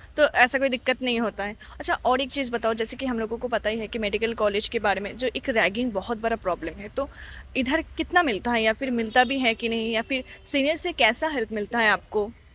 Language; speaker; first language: Hindi; non-native, local second language; Bangla